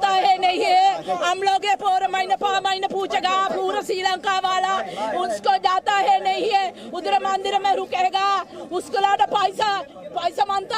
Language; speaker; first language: Hindi; non-native, learner; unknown